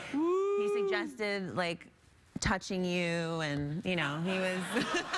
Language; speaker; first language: English; native; English